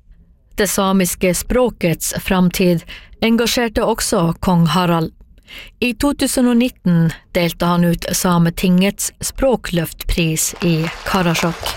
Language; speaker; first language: Norwegian; native; Norwegian